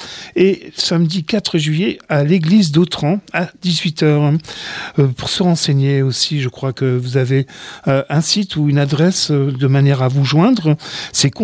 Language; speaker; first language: French; native; French